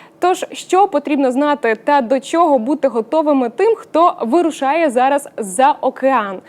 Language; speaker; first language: Ukrainian; native; Ukrainian